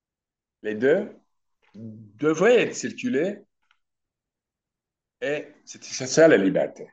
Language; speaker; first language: French; non-native, fluent; Turkish